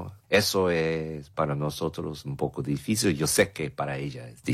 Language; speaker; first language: Spanish; non-native, fluent; English